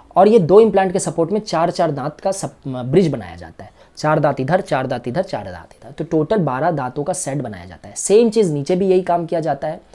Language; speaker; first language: Hindi; native; Hindi